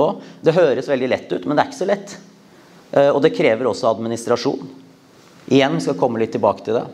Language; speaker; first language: Norwegian; native; Norwegian